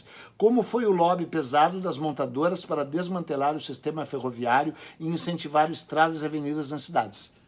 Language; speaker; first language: Portuguese; native; Portuguese